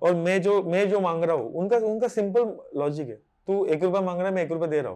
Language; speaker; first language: Hindi; non-native, local second language; Marathi